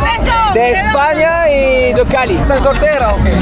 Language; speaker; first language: Spanish; non-native, learner; French